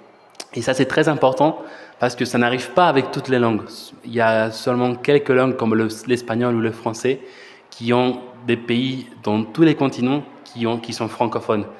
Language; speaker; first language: French; non-native, fluent; Spanish